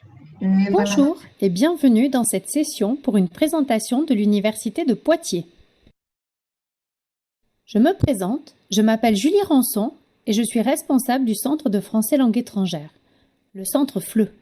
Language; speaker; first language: French; native; French